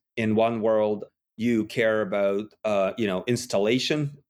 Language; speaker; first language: English; non-native, fluent; Russian